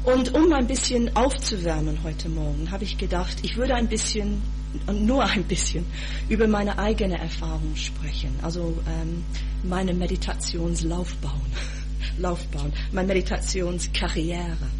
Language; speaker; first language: German; non-native, fluent; English